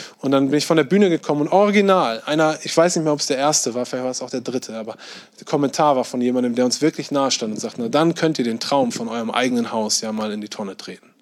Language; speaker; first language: German; native; German